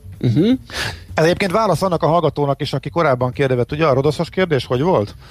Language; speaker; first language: Hungarian; native; Hungarian